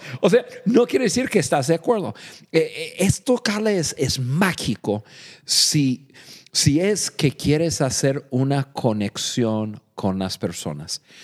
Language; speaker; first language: Spanish; non-native, fluent; English